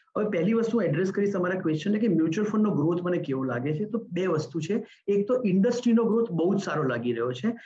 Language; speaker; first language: Gujarati; native; Gujarati